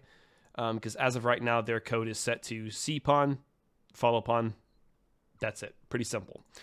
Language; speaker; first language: English; native; English